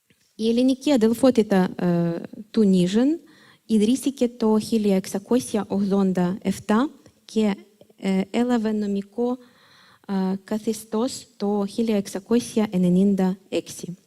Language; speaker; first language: Greek; non-native, fluent; Ukrainian